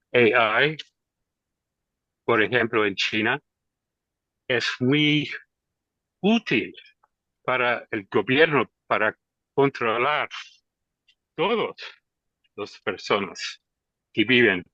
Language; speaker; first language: Spanish; non-native, learner; English